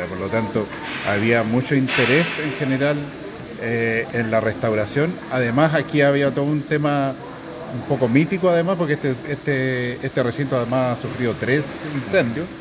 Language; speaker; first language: Spanish; native; Spanish